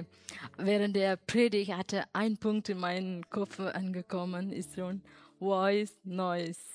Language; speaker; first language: German; non-native, learner; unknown